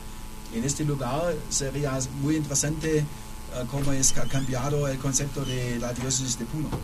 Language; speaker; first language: Spanish; non-native, learner; German